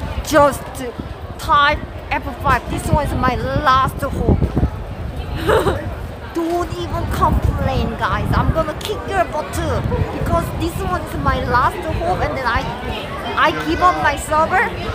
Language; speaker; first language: English; non-native, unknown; Korean